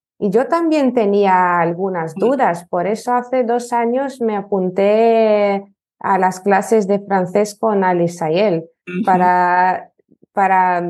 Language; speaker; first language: Spanish; non-native, fluent; Lithuanian